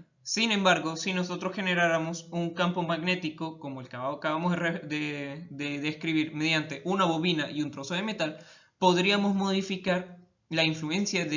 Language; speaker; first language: Spanish; native; Spanish